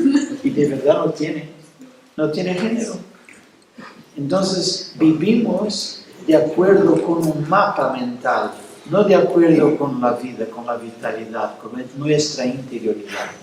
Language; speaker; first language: Spanish; non-native, fluent; Portuguese